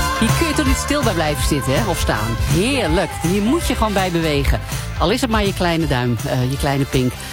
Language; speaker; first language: Dutch; native; Dutch